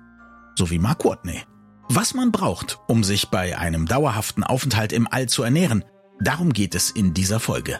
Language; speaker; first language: German; native; German